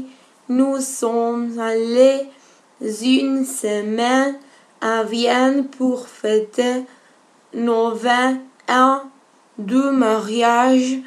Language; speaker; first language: French; non-native, learner; Spanish